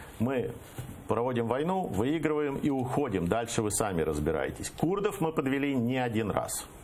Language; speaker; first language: Russian; early bilingual, heritage; Russian